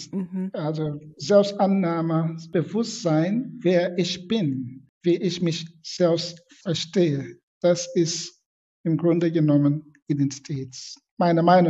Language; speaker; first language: German; non-native, fluent; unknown